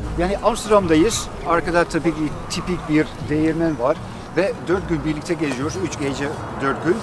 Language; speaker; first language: Turkish; non-native, fluent; Dutch